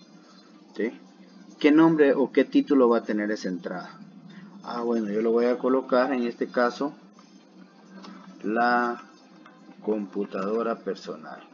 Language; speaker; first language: Spanish; native; Spanish